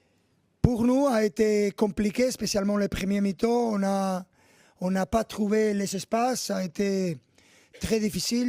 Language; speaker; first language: French; non-native, learner; Spanish